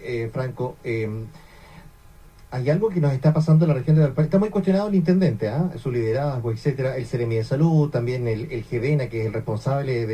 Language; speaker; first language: Spanish; native; Spanish